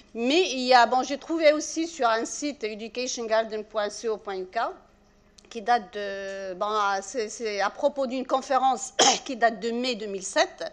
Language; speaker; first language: French; non-native, local second language; Arabic